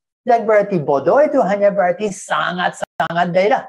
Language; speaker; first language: Indonesian; non-native, fluent; English